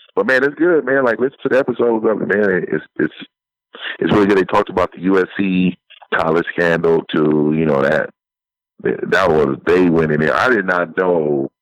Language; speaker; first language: English; native; English